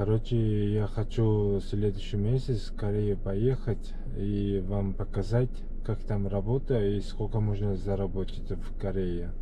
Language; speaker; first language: Russian; non-native, fluent; Uzbek